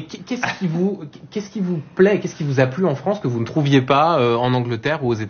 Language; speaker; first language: French; native; French